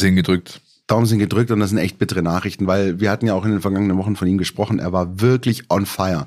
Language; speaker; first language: German; native; German